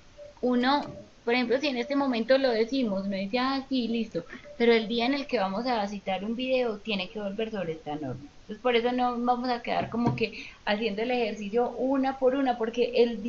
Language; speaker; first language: Spanish; native; Spanish